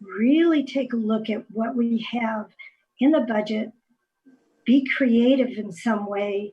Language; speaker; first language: English; native; English